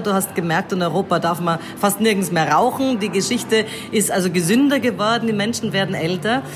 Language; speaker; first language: German; native; German